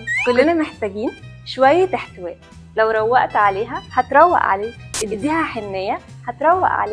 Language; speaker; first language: Arabic; native; Arabic